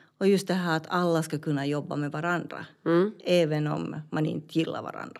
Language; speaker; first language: Swedish; non-native, fluent; Finnish